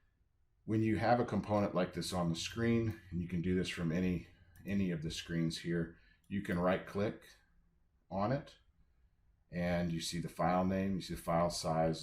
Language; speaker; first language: English; native; English